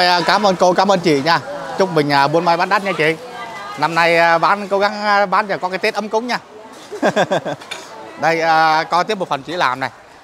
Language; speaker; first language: Vietnamese; native; Vietnamese